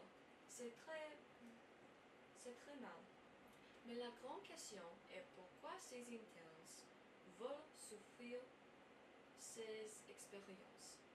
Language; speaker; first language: French; non-native, learner; English